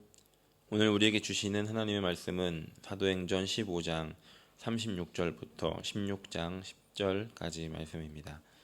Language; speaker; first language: Korean; native; Korean